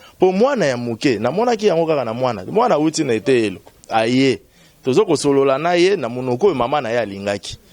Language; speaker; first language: Lingala; native; Lingala